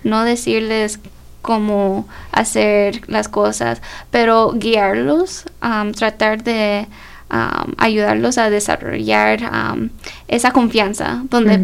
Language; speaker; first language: Spanish; early bilingual, heritage; Spanish